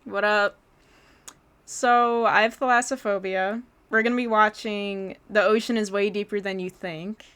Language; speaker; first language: English; native; English